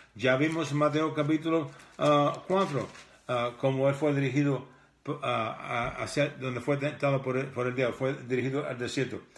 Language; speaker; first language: Spanish; early bilingual, heritage; Spanish